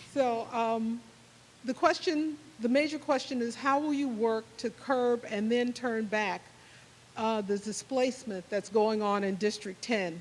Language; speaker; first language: English; native; English